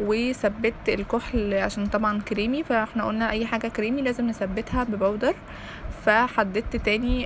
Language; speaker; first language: Arabic; native; Arabic